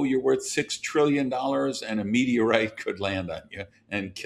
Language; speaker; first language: English; native; English